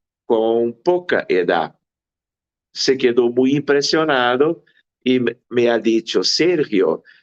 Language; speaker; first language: Spanish; non-native, fluent; Portuguese